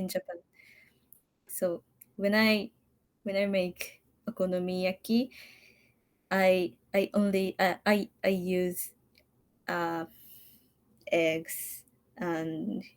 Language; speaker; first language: English; non-native, learner; Japanese